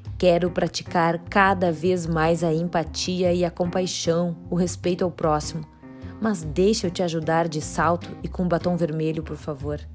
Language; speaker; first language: Portuguese; native; Portuguese